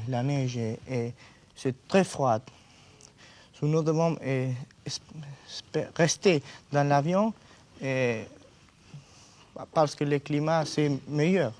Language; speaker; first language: French; non-native, learner; Spanish